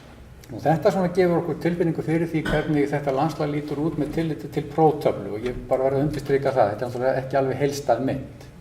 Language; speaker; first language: Icelandic; native; Icelandic